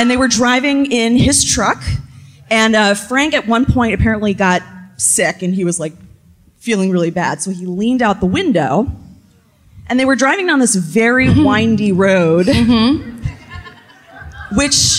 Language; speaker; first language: English; native; English